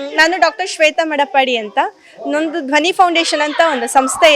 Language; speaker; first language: Kannada; native; Kannada